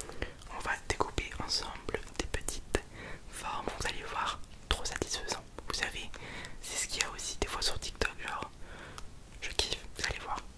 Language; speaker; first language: French; native; French